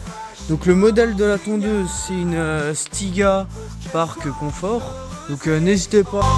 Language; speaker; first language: French; native; French